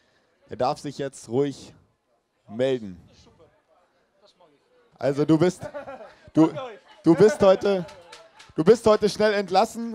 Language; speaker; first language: German; native; German